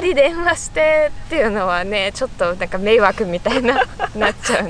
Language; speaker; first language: Japanese; non-native, fluent; Russian